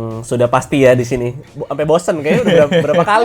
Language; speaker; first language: Indonesian; native; Indonesian